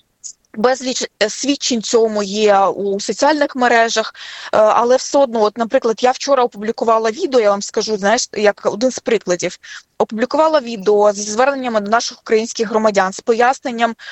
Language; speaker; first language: Ukrainian; native; Ukrainian